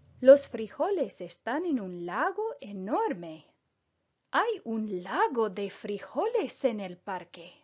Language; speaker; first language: Spanish; non-native, fluent; English